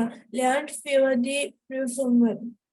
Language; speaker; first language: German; non-native, learner; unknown